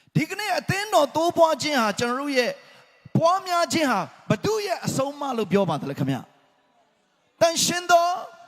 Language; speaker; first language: Burmese; non-native, local second language; Hakha Chin